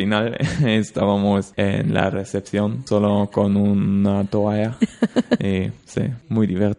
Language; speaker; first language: Spanish; non-native, learner; German